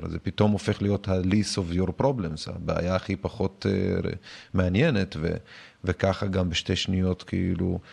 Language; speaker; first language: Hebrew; early bilingual, other home language; Russian